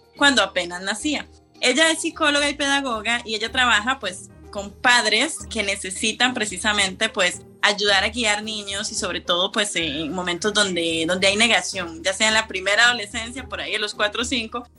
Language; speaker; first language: Spanish; native; Spanish